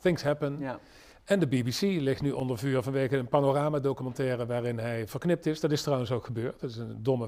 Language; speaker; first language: Dutch; native; Dutch